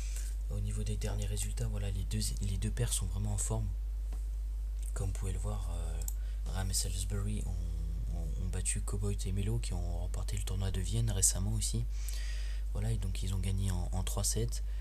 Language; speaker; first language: French; native; French